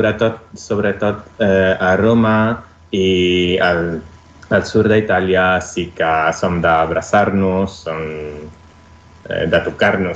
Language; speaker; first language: Catalan; non-native, learner; Italian